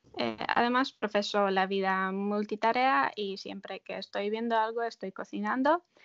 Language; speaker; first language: Spanish; non-native, learner; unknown